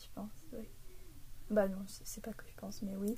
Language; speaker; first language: French; early bilingual, heritage; English